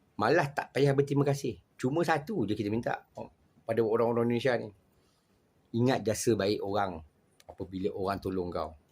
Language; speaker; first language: Malay; native; Malay